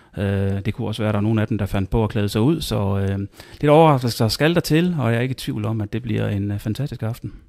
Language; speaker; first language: Danish; native; Danish